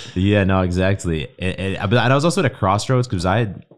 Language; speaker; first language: English; native; English